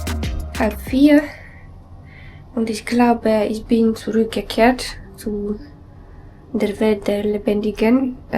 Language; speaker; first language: German; non-native, fluent; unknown